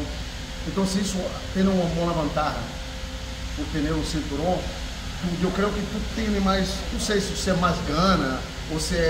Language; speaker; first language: Spanish; non-native, fluent; Portuguese